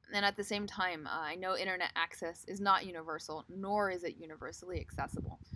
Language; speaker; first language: English; native; English